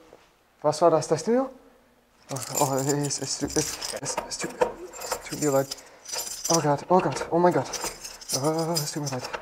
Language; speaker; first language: German; non-native, learner; English